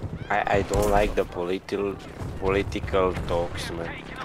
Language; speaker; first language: English; non-native, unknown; Romanian